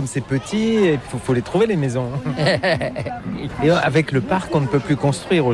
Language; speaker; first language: French; native; French